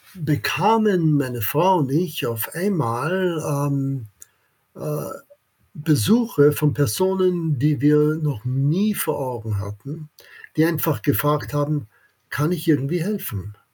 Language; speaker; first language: German; non-native, local second language; English